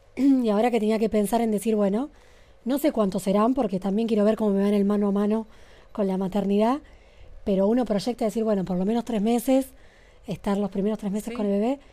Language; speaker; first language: Spanish; native; Spanish